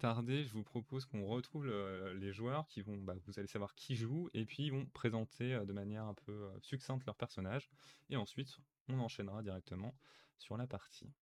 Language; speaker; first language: French; native; French